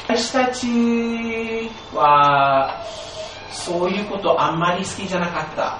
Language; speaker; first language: Japanese; non-native, fluent; English